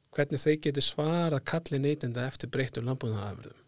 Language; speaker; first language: Icelandic; native; Icelandic